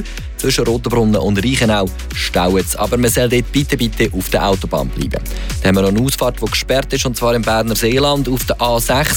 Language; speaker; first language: German; native; German